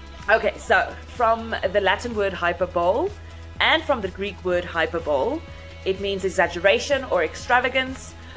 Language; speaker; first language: English; non-native, local second language; Afrikaans